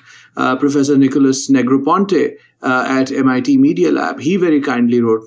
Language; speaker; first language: English; non-native, local second language; Urdu